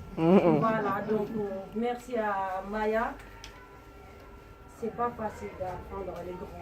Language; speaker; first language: French; non-native, learner; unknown